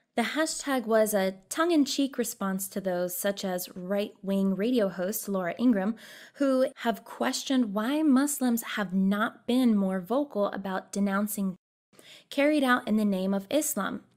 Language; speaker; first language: English; native; English